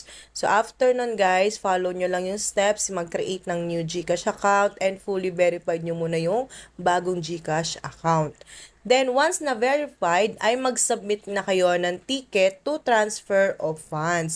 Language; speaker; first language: Filipino; native; Filipino